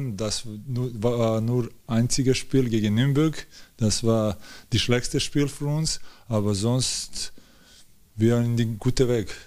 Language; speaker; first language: German; non-native, fluent; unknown